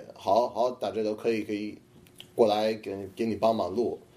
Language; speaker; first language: Chinese; non-native, fluent; English